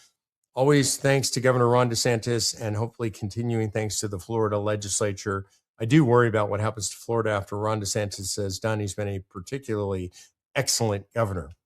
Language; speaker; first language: English; native; English